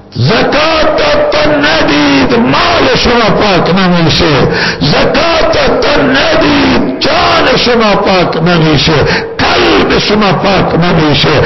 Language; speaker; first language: Persian; non-native, local second language; Baluchi